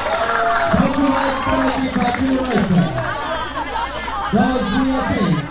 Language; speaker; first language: Portuguese; non-native, learner; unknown